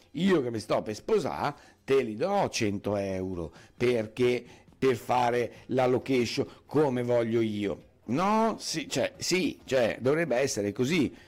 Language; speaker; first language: Italian; native; Italian